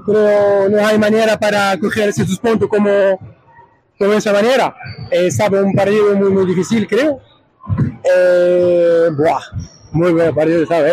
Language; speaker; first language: Spanish; non-native, learner; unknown